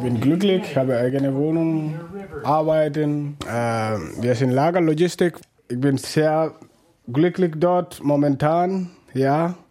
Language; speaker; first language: German; non-native, learner; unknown